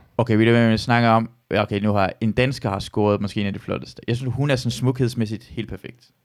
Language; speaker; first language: Danish; early bilingual, other home language; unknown